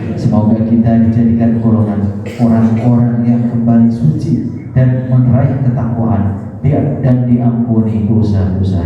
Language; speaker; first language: Indonesian; native; Indonesian